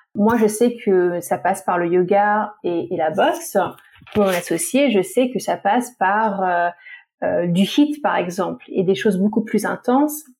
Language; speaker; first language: French; native; French